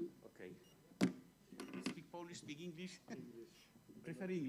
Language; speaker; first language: English; non-native, learner; Polish